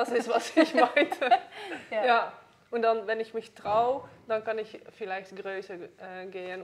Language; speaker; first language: German; non-native, learner; Dutch